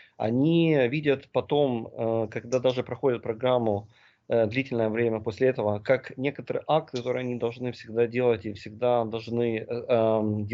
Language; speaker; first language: Russian; native; Russian